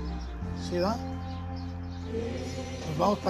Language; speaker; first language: Spanish; native; Spanish